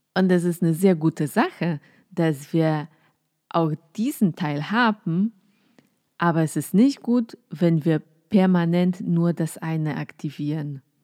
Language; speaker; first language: German; non-native, fluent; Polish